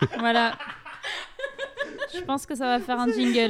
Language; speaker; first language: French; native; French